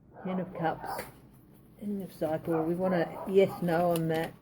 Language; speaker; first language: English; native; English